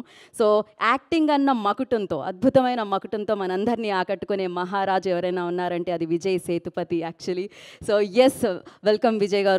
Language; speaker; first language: Telugu; native; Telugu